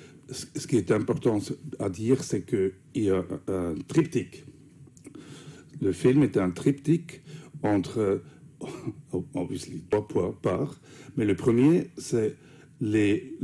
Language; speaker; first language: French; non-native, fluent; English